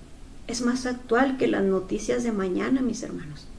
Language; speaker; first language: Spanish; native; Spanish